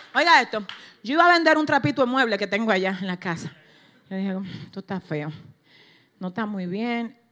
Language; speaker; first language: Spanish; native; Spanish